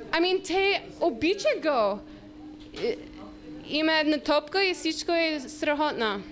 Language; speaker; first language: Bulgarian; non-native, learner; English